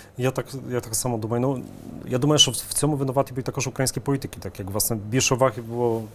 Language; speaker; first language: Ukrainian; early bilingual, heritage; Ukrainian